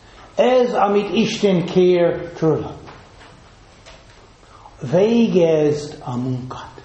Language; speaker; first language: Hungarian; non-native, fluent; English